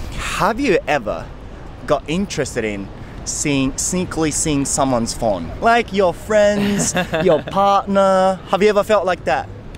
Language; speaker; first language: English; non-native, fluent; Japanese